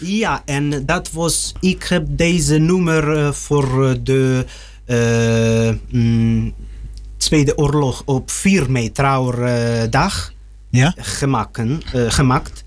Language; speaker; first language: Dutch; non-native, learner; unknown